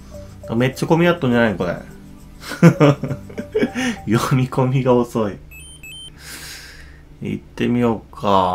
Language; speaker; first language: Japanese; native; Japanese